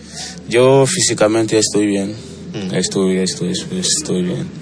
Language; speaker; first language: Spanish; non-native, learner; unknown